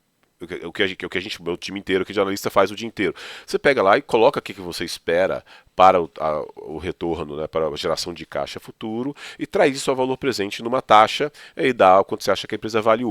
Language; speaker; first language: Portuguese; native; Portuguese